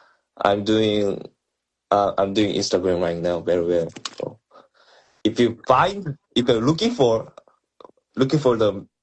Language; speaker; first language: English; non-native, learner; Korean